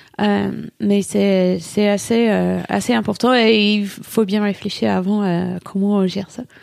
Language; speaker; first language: French; non-native, fluent; English